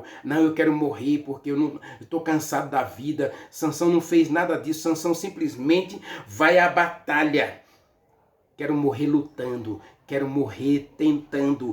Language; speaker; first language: Portuguese; native; Portuguese